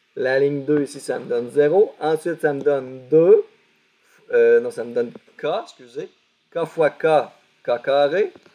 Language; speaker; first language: French; native; French